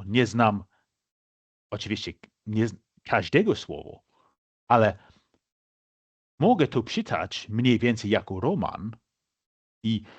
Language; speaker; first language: Polish; non-native, fluent; English